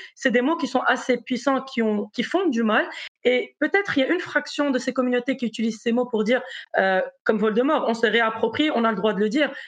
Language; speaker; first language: French; non-native, local second language; Arabic